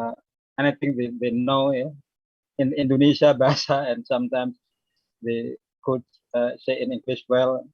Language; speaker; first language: English; non-native, learner; Indonesian